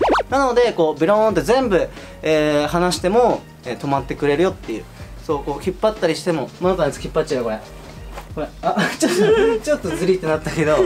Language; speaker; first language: Japanese; native; Japanese